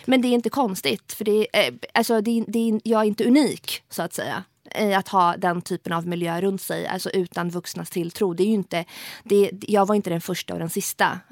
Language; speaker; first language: Swedish; early bilingual, other home language; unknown